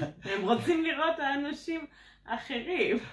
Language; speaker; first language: Hebrew; non-native, fluent; French